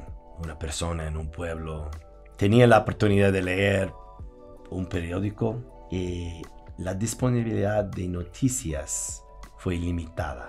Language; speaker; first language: Spanish; non-native, fluent; English